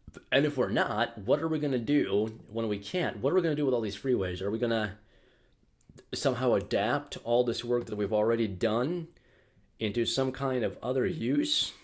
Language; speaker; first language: English; native; English